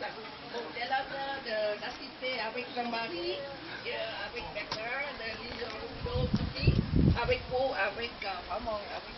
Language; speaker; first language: French; non-native, fluent; Vietnamese